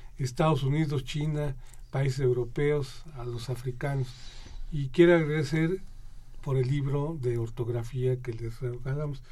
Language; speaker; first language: Spanish; native; Spanish